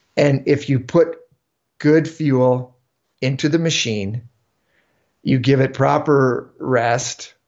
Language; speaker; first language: English; native; English